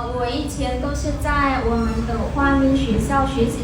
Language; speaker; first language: Chinese; non-native, local second language; Khmer